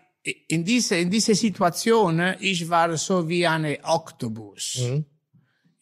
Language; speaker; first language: German; non-native, learner; Italian